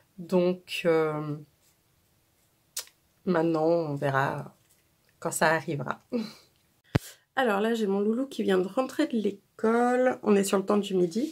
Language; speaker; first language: French; native; French